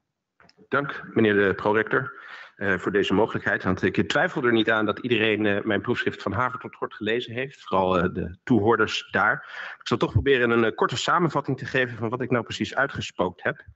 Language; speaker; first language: Dutch; native; Dutch